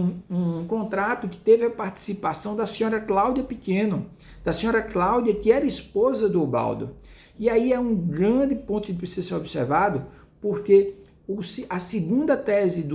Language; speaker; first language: Portuguese; native; Portuguese